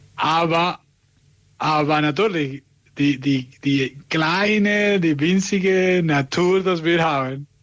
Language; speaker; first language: German; non-native, learner; Spanish